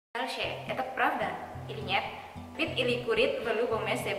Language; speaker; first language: Russian; non-native, learner; Indonesian